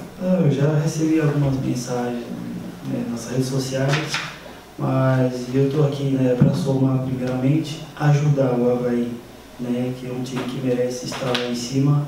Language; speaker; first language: Portuguese; non-native, fluent; French